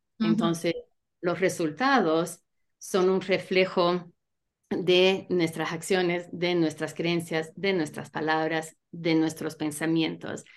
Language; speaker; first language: Spanish; early bilingual, heritage; Spanish